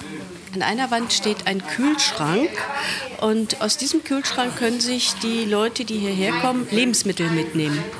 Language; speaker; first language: German; native; German